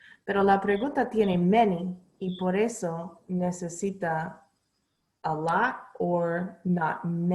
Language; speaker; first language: Spanish; non-native, learner; English